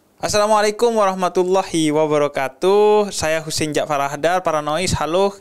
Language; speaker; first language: Indonesian; native; Indonesian